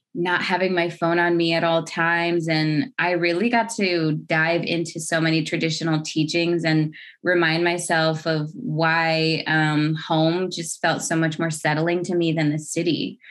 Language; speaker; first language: English; native; English